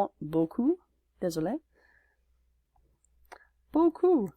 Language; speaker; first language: French; non-native, learner; English